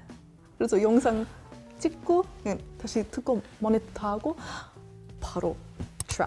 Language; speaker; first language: Korean; non-native, learner; English